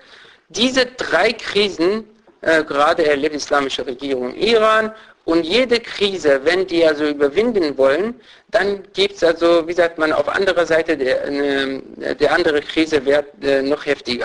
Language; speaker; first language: German; non-native, fluent; Persian